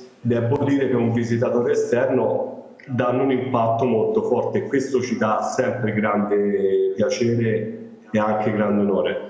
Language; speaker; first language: Italian; native; Italian